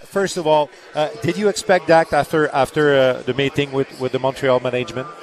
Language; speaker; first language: English; non-native, fluent; French